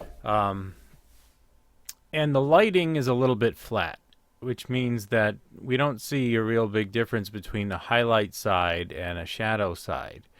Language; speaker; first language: English; native; English